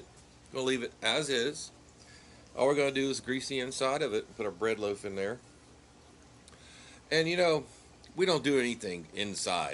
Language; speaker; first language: English; native; English